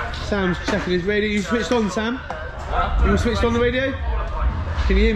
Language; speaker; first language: English; native; English